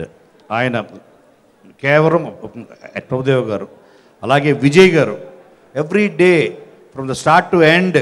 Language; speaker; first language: Telugu; native; Telugu